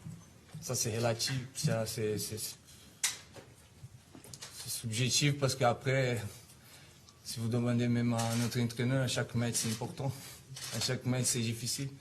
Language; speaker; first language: French; non-native, fluent; Italian